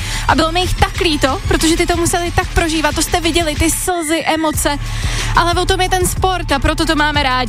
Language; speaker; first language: Czech; native; Czech